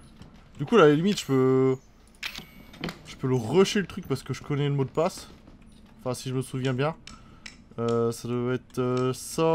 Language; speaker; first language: French; native; French